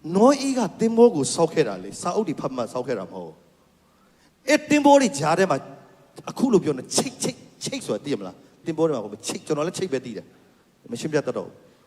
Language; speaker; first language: Burmese; non-native, local second language; Kachin